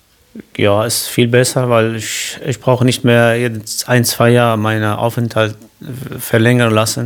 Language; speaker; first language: German; non-native, fluent; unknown